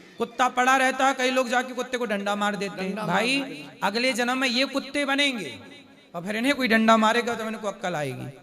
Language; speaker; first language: Hindi; native; Hindi